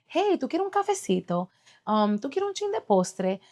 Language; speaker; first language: Spanish; early bilingual, heritage; Spanish